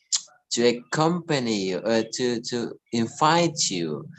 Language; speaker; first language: English; non-native, learner; Indonesian